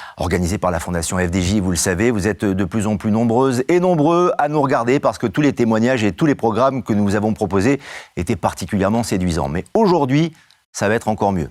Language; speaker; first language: French; native; French